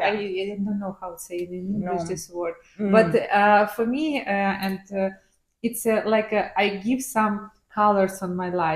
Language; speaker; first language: English; non-native, learner; Ukrainian